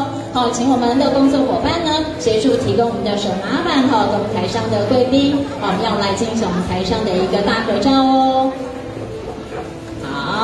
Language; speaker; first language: Chinese; native; Chinese